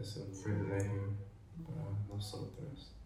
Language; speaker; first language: Spanish; non-native, learner; English